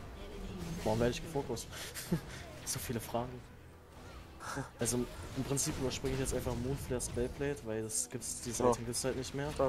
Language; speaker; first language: German; native; German